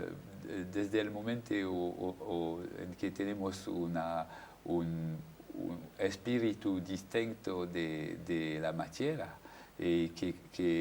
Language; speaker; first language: Spanish; non-native, fluent; French